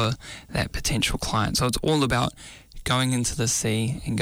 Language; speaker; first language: English; native; English